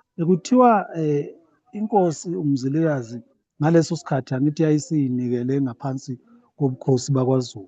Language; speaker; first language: Zulu; native; Zulu